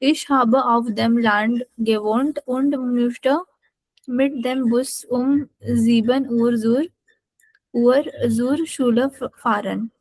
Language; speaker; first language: German; non-native, learner; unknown